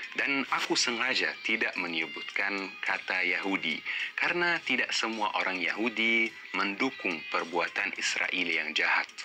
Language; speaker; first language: Indonesian; non-native, fluent; Arabic